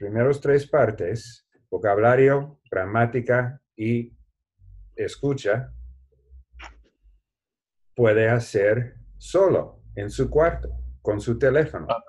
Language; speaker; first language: Spanish; non-native, learner; English